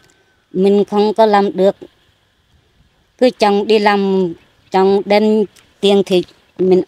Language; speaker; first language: Vietnamese; non-native, local second language; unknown